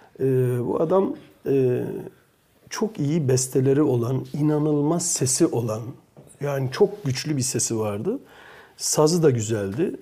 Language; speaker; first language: Turkish; early bilingual, heritage; Turkish